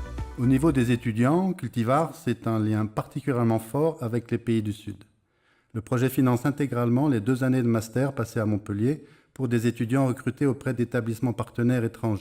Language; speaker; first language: French; native; French